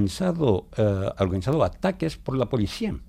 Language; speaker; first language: Spanish; non-native, fluent; Greek